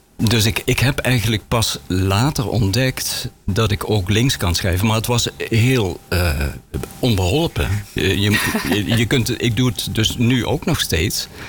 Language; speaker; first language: Dutch; native; Dutch